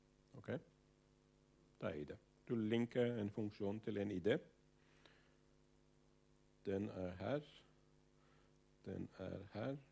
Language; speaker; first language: Norwegian; non-native, fluent; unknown